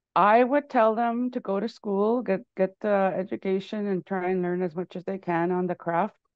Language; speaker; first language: English; native; English